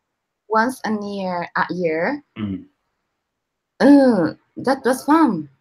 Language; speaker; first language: English; non-native, learner; Japanese